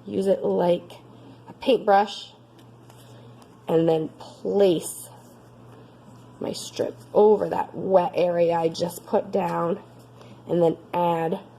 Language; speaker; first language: English; native; English